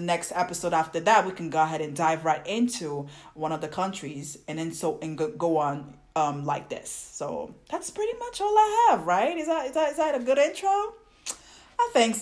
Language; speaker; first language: English; non-native, fluent; French